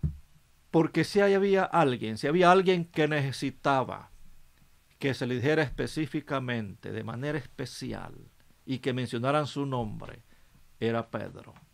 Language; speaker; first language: Spanish; native; Spanish